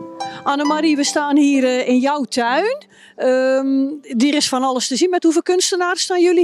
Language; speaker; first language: Dutch; native; Dutch